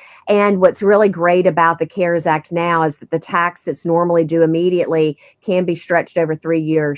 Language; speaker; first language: English; native; English